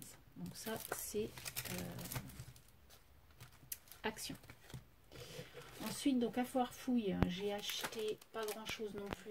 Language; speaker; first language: French; native; French